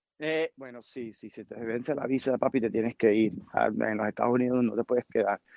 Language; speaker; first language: Spanish; early bilingual, heritage; Spanish